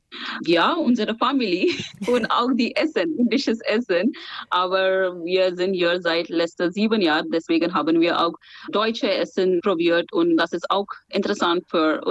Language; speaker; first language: German; non-native, fluent; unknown